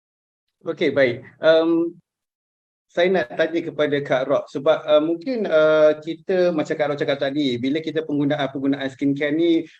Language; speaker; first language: Malay; native; Malay